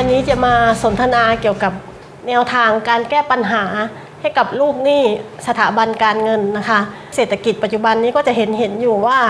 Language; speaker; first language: Thai; native; Thai